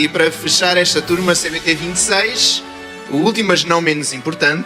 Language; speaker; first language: Portuguese; native; Portuguese